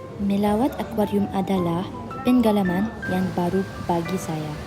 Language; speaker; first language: Malay; non-native, learner; Arabic